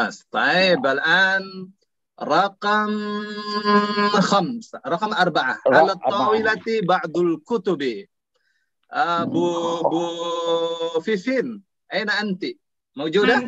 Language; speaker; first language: Arabic; non-native, fluent; Indonesian